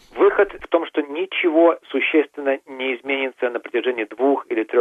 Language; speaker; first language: Russian; native; Russian